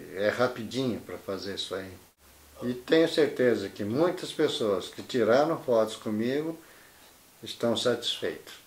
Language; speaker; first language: Portuguese; native; Portuguese